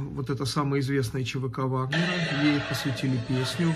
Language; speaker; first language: Russian; native; Russian